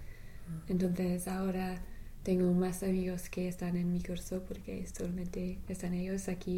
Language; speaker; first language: Spanish; non-native, learner; English